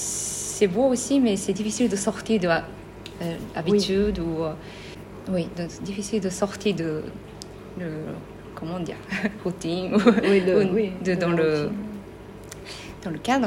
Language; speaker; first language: French; non-native, fluent; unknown